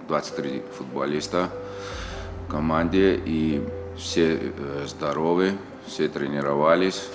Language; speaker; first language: Russian; non-native, local second language; Tajik